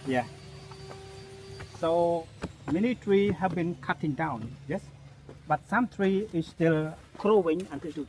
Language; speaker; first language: English; non-native, local second language; Khmer